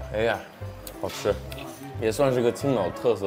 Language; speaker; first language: Chinese; early bilingual, other home language; English